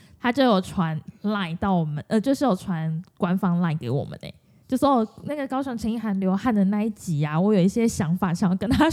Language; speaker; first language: Chinese; native; Chinese